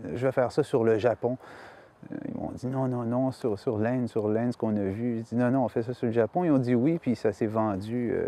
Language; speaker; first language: French; native; French